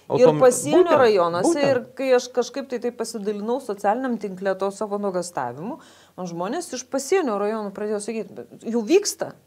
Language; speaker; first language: Lithuanian; native; Lithuanian